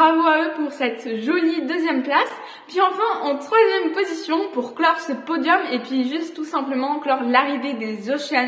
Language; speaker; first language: French; native; French